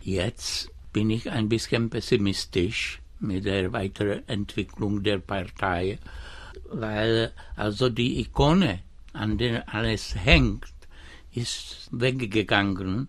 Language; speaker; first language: German; non-native, fluent; Czech